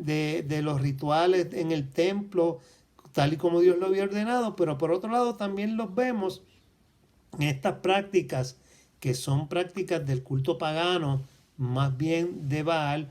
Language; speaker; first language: Spanish; native; Spanish